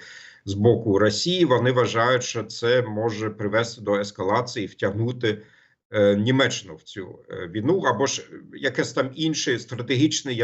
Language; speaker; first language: Ukrainian; non-native, fluent; German